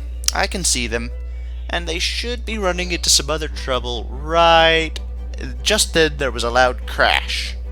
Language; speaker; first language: English; native; English